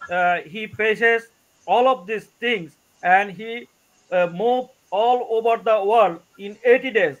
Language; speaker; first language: English; non-native, learner; Bangla